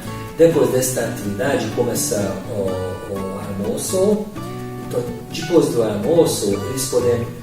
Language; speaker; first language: Portuguese; non-native, learner; Hungarian